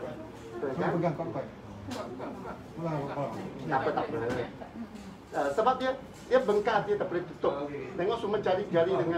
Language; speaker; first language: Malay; non-native, local second language; Cantonese